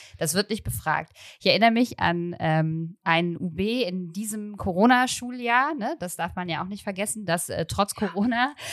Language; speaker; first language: German; native; German